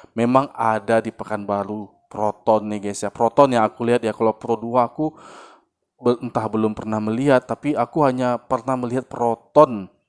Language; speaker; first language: Indonesian; native; Indonesian